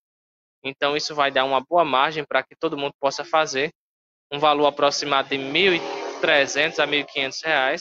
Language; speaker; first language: Portuguese; native; Portuguese